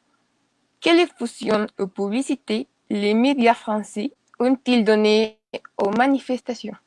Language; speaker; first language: French; non-native, learner; Spanish